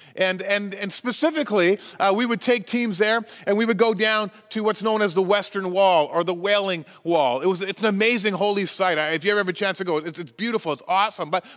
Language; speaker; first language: English; native; English